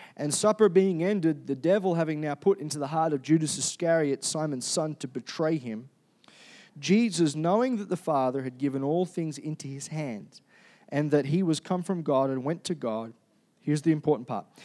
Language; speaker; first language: English; native; English